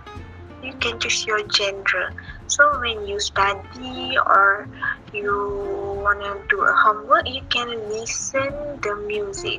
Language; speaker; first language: English; non-native, learner; Malay